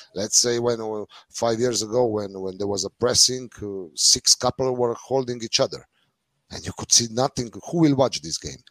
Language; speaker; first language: English; non-native, fluent; Slovenian